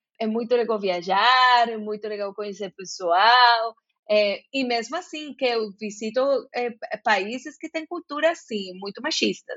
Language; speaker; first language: Portuguese; non-native, fluent; Spanish